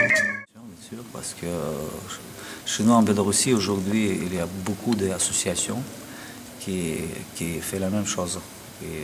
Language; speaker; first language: French; non-native, learner; Russian